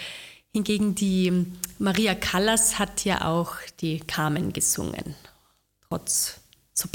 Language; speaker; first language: German; native; German